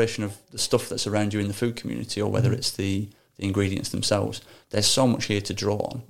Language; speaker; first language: English; native; English